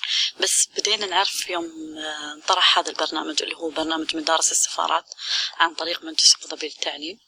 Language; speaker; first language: Arabic; native; Arabic